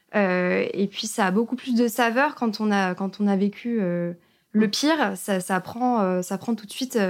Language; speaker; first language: French; native; French